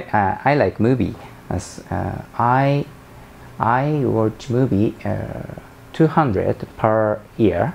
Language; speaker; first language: English; non-native, learner; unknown